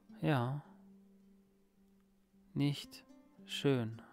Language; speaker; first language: German; native; German